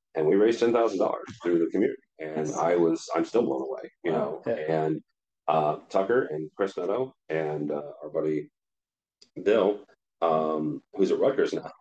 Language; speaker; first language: English; native; English